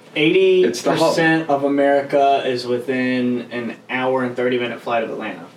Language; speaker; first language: English; native; English